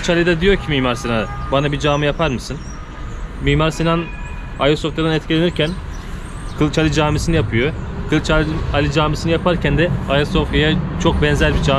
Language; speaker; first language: Turkish; native; Turkish